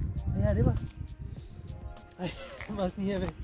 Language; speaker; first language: Spanish; non-native, learner; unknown